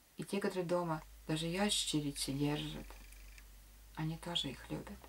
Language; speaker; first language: Russian; non-native, local second language; Latvian